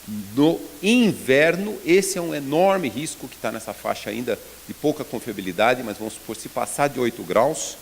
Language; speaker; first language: Portuguese; native; Portuguese